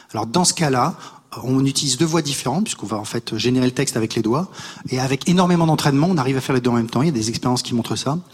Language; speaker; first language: French; native; French